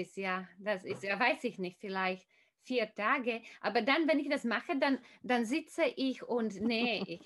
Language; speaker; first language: German; non-native, fluent; Slovak